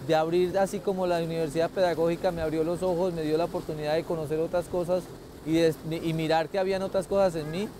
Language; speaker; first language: Spanish; native; Spanish